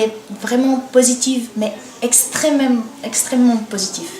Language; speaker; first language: French; non-native, learner; Bulgarian